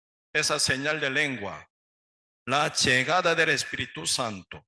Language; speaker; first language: Spanish; non-native, learner; Korean